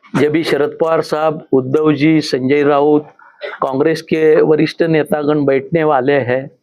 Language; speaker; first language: Hindi; non-native, local second language; Marathi